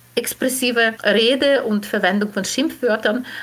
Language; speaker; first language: German; non-native, fluent; Ukrainian